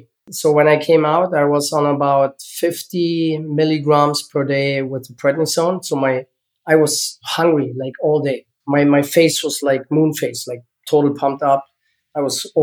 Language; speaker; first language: English; non-native, learner; German